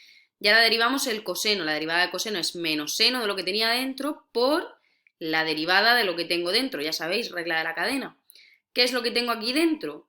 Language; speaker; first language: Spanish; native; Spanish